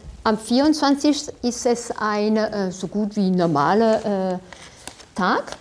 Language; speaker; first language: German; non-native, fluent; French